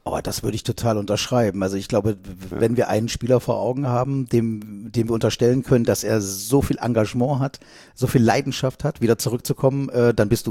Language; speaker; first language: German; native; German